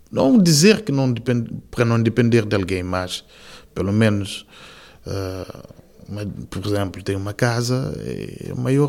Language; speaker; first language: Portuguese; non-native, local second language; Kabuverdianu